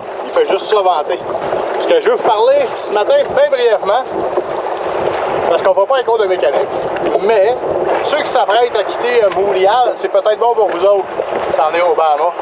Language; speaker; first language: French; native; French